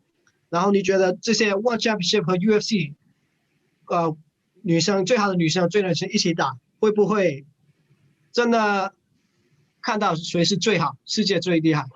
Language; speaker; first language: Chinese; non-native, learner; English